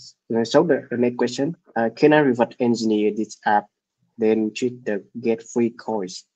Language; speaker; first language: English; non-native, learner; Vietnamese